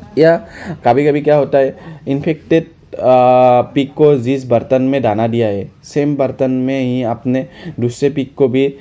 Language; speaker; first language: Hindi; non-native, local second language; Assamese